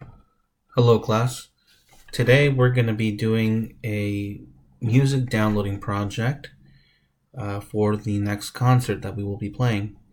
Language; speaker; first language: English; native; English